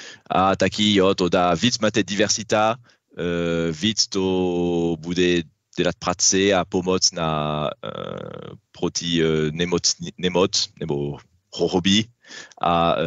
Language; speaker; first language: Czech; non-native, learner; French